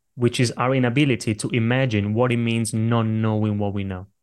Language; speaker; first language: English; non-native, fluent; Italian